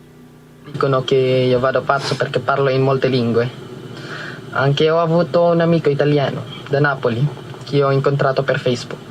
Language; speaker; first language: Italian; non-native, learner; Filipino